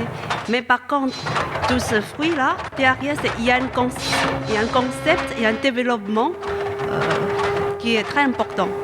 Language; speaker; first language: French; non-native, fluent; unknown